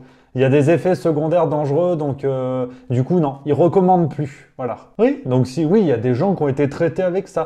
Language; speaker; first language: French; native; French